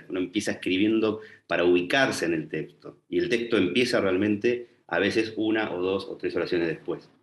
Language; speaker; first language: Spanish; native; Spanish